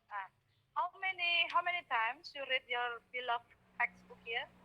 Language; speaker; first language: English; non-native, fluent; Indonesian